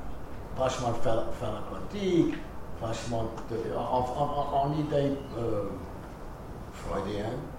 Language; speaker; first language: French; non-native, fluent; English